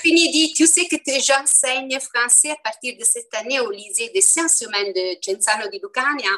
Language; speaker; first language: French; non-native, fluent; Italian